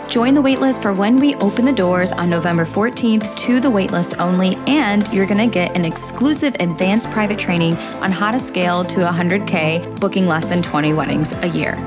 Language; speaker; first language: English; native; English